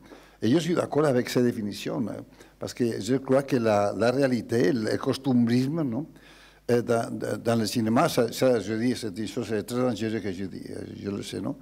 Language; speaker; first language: French; non-native, learner; Spanish